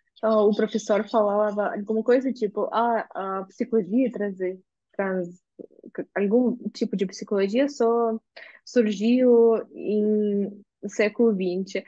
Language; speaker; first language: Portuguese; non-native, fluent; Russian